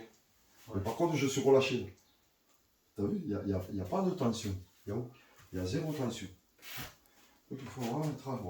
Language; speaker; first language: French; native; French